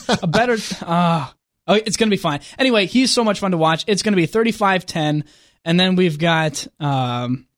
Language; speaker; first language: English; native; English